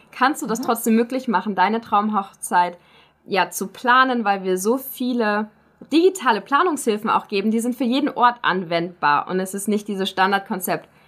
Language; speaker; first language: German; native; German